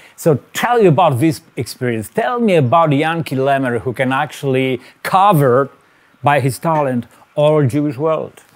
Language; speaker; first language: English; non-native, fluent; Polish